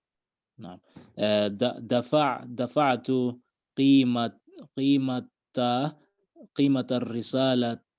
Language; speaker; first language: Arabic; non-native, learner; English